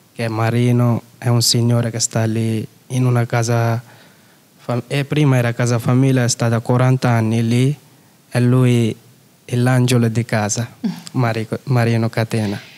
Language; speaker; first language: Italian; non-native, fluent; Urdu